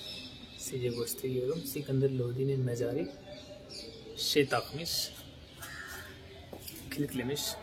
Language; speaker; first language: Turkish; non-native, fluent; Hindi